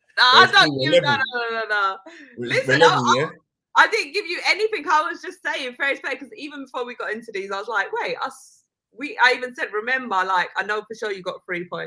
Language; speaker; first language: English; native; English